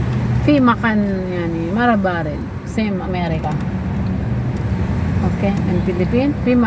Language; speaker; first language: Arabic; non-native, learner; Filipino